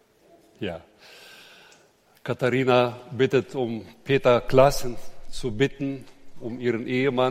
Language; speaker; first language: German; native; German